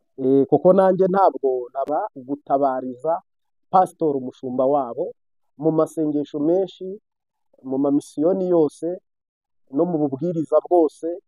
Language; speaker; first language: Kinyarwanda; native; Kinyarwanda